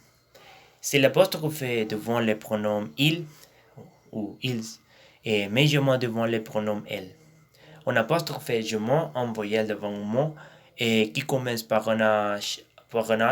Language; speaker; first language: French; non-native, learner; Spanish